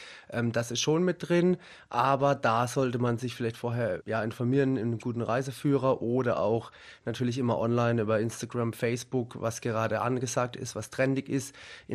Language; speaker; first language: German; native; German